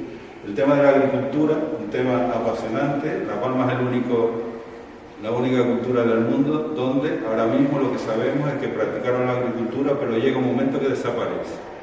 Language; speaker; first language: Spanish; native; Spanish